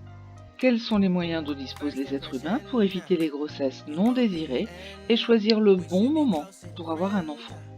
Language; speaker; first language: French; native; French